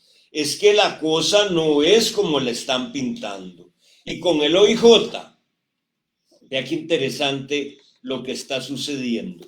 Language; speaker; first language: Spanish; native; Spanish